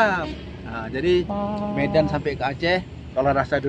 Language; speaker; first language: Indonesian; native; Indonesian